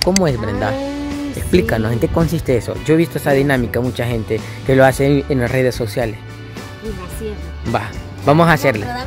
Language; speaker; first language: Spanish; native; Spanish